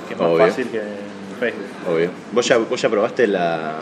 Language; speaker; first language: Spanish; native; Spanish